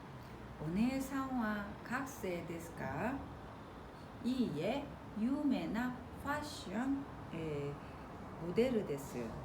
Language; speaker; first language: Japanese; non-native, fluent; Korean